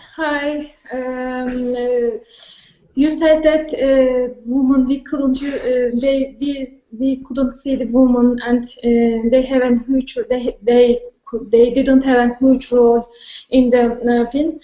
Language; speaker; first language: English; non-native, learner; Turkish